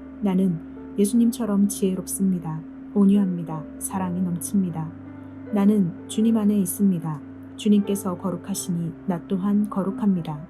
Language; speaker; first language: Korean; native; Korean